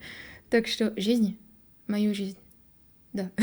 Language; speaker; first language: Russian; non-native, learner; French